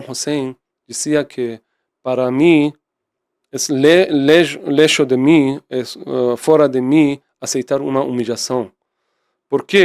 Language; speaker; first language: Portuguese; non-native, fluent; Persian